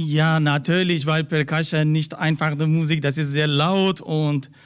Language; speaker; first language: German; non-native, learner; Persian